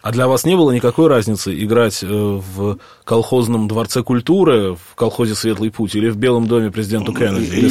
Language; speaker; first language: Russian; native; Russian